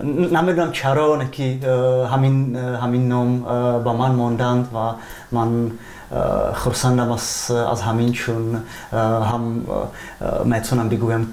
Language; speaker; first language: Persian; non-native, fluent; Czech